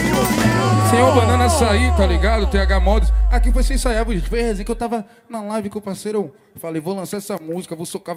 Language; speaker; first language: Portuguese; native; Portuguese